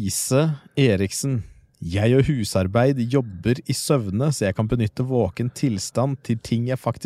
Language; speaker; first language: Norwegian; native; Norwegian